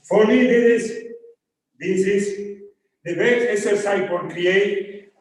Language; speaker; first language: English; non-native, learner; Spanish